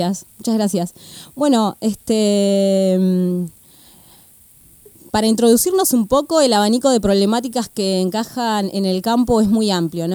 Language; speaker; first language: Spanish; native; Spanish